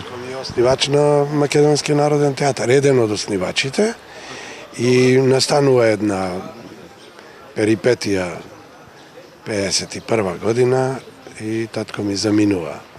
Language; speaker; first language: Macedonian; native; Macedonian